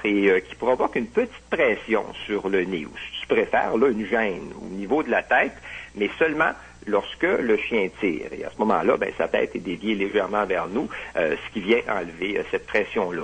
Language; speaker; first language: French; native; French